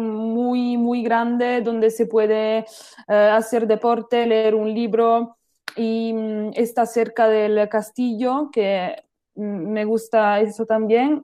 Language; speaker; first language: Spanish; non-native, learner; Italian